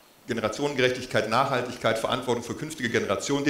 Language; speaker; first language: German; native; German